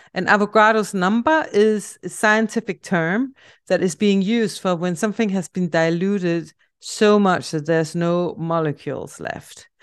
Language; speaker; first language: English; non-native, fluent; Danish